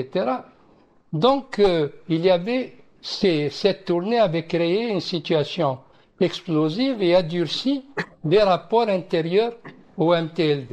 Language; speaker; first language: French; non-native, local second language; Arabic